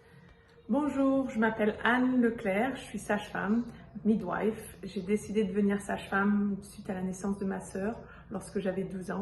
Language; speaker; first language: French; native; French